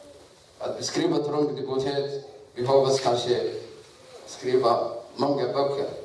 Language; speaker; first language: Swedish; non-native, learner; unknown